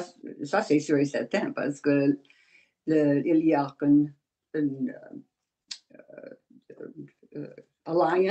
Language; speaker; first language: French; non-native, learner; English